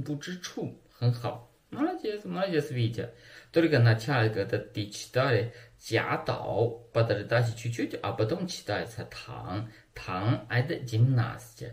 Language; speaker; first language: Russian; non-native, learner; Chinese